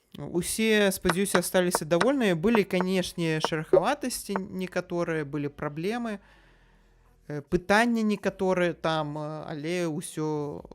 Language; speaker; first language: Belarusian; non-native, local second language; Russian